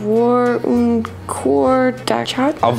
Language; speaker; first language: French; non-native, learner; English